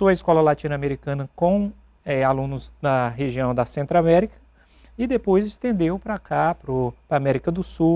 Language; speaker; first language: Portuguese; native; Portuguese